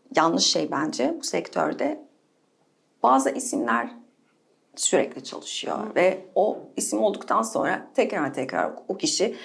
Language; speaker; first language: Turkish; non-native, fluent; Arabic